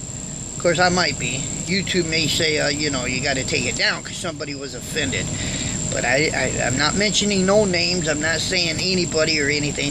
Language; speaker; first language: English; native; English